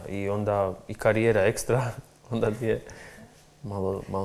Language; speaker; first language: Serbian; non-native, local second language; Albanian